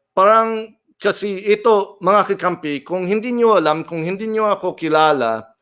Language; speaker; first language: Filipino; non-native, fluent; English